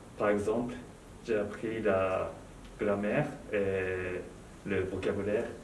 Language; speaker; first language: French; non-native, learner; Japanese